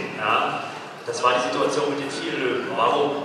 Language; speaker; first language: German; native; German